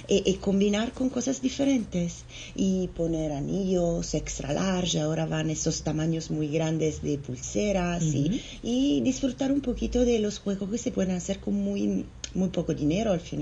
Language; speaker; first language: Spanish; non-native, fluent; Italian